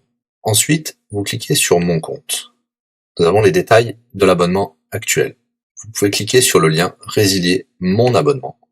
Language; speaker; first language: French; native; French